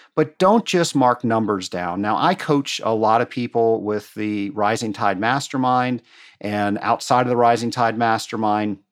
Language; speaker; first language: English; native; English